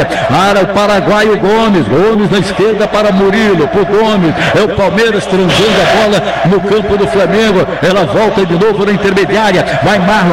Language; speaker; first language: Portuguese; native; Portuguese